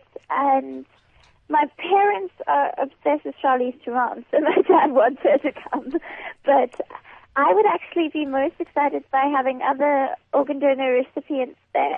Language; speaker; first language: English; native; English